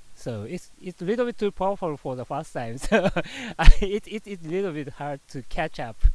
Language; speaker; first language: English; non-native, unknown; Japanese